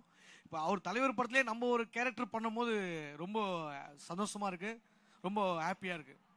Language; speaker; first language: Tamil; native; Tamil